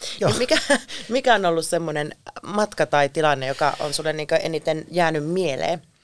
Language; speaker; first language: Finnish; native; Finnish